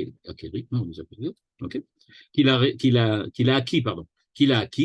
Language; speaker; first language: French; native; French